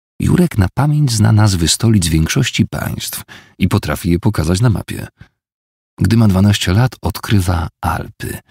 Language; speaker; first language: Polish; native; Polish